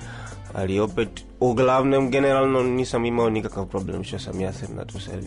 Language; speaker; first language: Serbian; non-native, learner; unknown